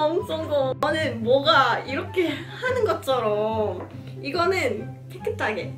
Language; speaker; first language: Korean; non-native, learner; Malay